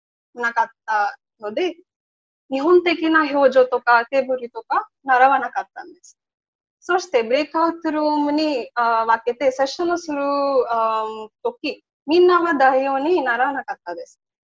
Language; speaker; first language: Japanese; non-native, learner; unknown